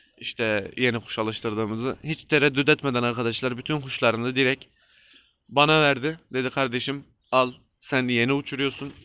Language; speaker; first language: Turkish; native; Turkish